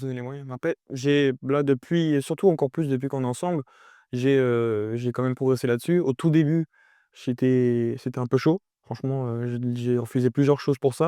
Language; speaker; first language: French; native; French